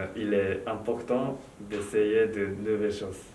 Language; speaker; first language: French; non-native, learner; Japanese